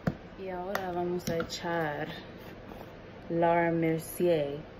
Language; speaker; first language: Spanish; early bilingual, heritage; Spanish